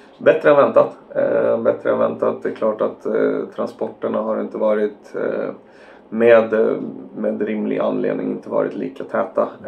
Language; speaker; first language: Swedish; native; Swedish